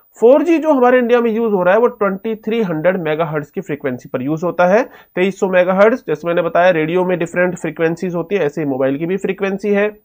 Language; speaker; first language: Hindi; native; Hindi